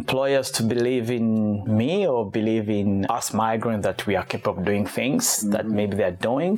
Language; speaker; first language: English; non-native, local second language; Kinyarwanda